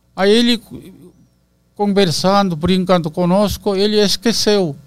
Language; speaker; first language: Portuguese; non-native, learner; Korean